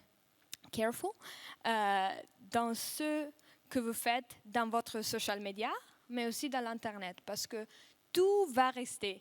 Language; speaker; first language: French; non-native, fluent; Russian